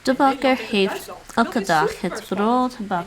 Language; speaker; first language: Dutch; non-native, learner; English